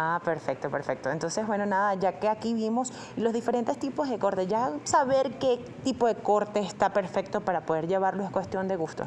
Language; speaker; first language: Spanish; native; Spanish